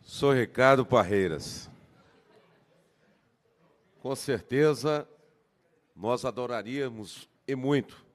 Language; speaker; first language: Portuguese; native; Portuguese